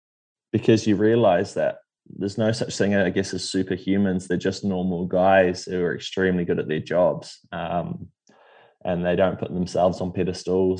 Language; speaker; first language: English; native; English